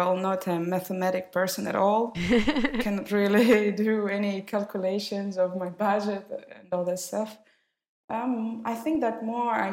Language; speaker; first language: English; non-native, fluent; Russian